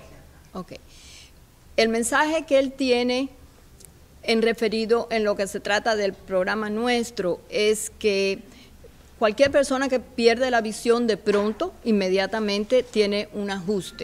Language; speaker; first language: Spanish; native; Spanish